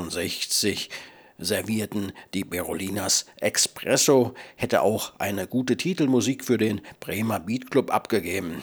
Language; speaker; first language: German; native; German